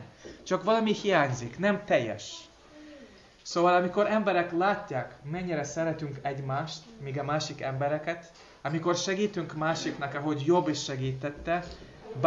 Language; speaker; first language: Hungarian; non-native, fluent; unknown